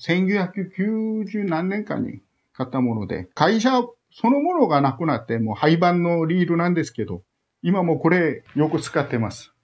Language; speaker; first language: Japanese; non-native, fluent; Korean